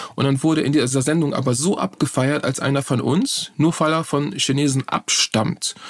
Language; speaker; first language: German; native; German